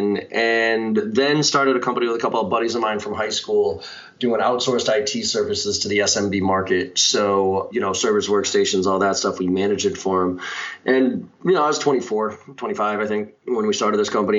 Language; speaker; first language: English; native; English